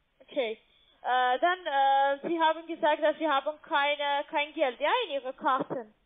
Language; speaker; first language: German; non-native, learner; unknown